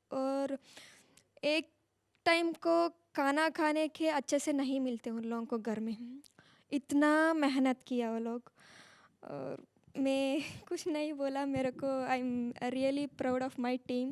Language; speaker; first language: Hindi; non-native, local second language; Kannada